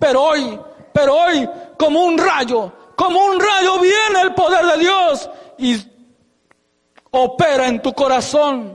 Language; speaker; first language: Spanish; native; Spanish